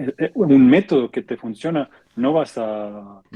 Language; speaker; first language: Spanish; non-native, fluent; German